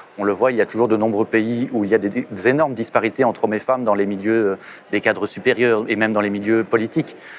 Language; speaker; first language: French; native; French